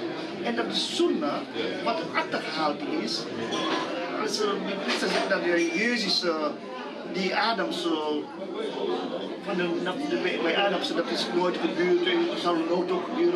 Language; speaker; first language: Dutch; non-native, learner; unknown